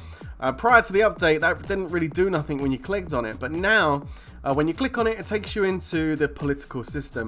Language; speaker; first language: English; native; English